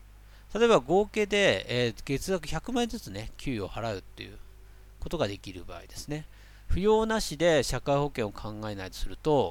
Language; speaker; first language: Japanese; native; Japanese